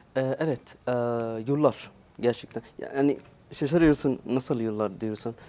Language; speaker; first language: Turkish; non-native, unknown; Arabic